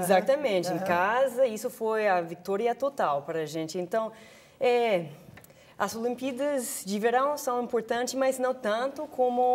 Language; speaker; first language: Portuguese; non-native, fluent; English